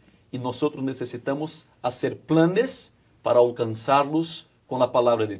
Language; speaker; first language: Spanish; non-native, fluent; Portuguese